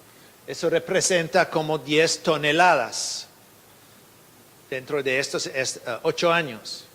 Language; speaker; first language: Spanish; non-native, fluent; English